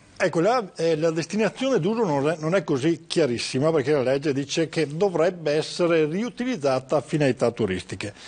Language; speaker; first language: Italian; native; Italian